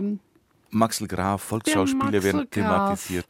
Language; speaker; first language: German; native; German